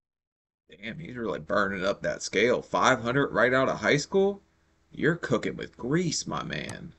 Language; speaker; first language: English; native; English